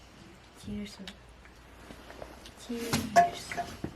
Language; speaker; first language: Japanese; non-native, fluent; Filipino